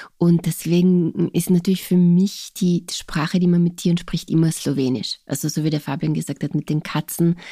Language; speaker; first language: German; non-native, local second language; Slovenian